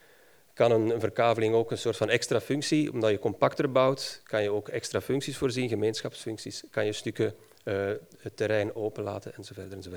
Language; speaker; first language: Dutch; native; Dutch